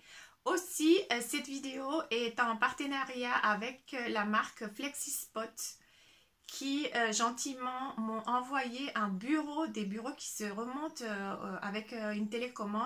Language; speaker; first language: French; non-native, fluent; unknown